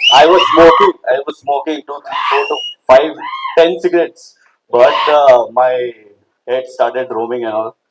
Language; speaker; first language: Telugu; non-native, local second language; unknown